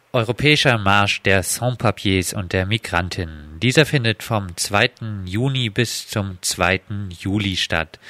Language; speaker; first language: German; native; German